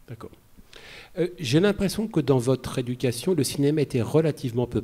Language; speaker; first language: French; native; French